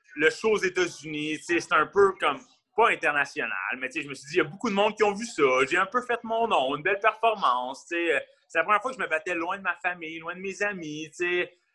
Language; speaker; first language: French; native; French